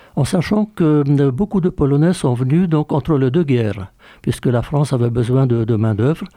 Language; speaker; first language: French; early bilingual, other home language; Polish